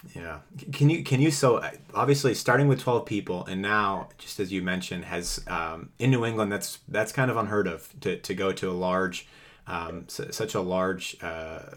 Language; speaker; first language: English; native; English